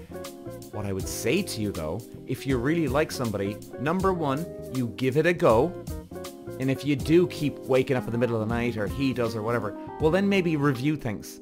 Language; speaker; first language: English; native; English